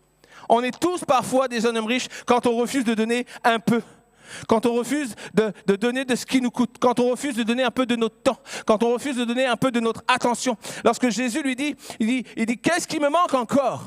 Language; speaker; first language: French; native; French